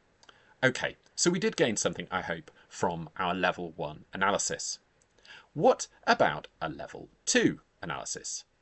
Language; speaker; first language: English; native; English